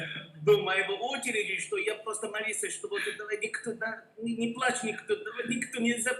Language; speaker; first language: Russian; non-native, learner; Korean